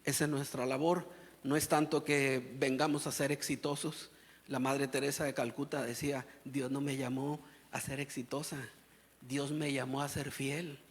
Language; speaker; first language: Spanish; native; Spanish